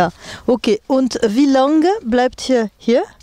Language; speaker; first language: German; non-native, fluent; French